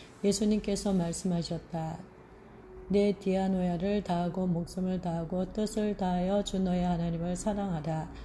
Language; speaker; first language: Korean; native; Korean